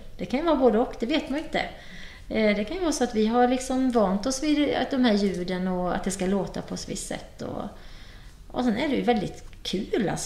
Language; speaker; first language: Swedish; native; Swedish